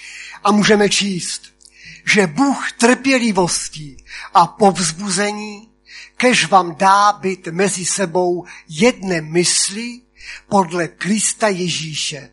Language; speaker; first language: Czech; non-native, local second language; Polish